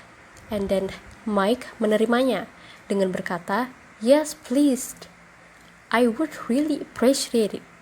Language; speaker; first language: English; non-native, local second language; Indonesian